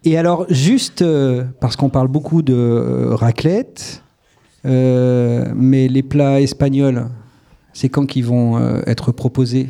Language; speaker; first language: French; native; French